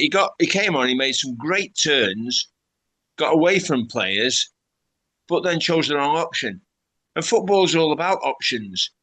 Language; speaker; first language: English; native; English